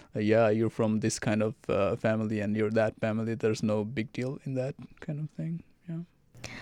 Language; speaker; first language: English; non-native, fluent; Arabic